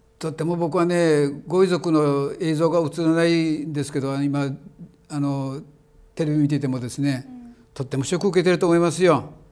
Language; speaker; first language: Japanese; native; Japanese